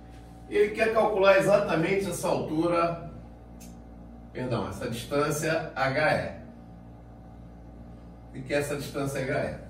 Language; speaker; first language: Portuguese; native; Portuguese